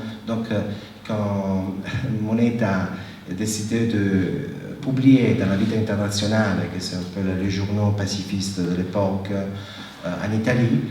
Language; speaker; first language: French; non-native, fluent; Italian